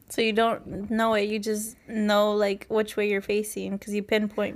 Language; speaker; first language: English; native; English